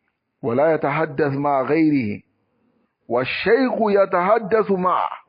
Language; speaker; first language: Arabic; non-native, fluent; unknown